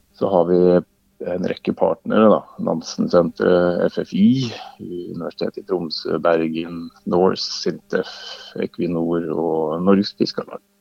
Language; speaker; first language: Norwegian; native; Norwegian